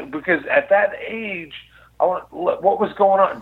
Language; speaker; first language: English; native; English